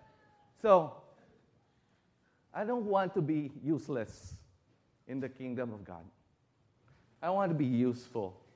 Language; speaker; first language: English; non-native, local second language; Filipino